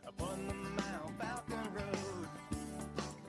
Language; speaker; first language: English; native; English